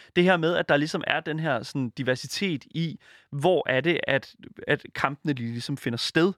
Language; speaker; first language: Danish; native; Danish